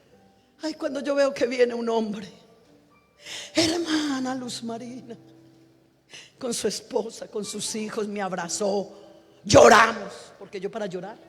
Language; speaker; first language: Spanish; native; Spanish